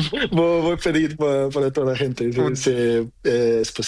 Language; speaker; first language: Spanish; non-native, learner; Portuguese